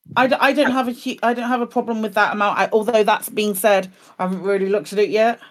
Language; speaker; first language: English; native; English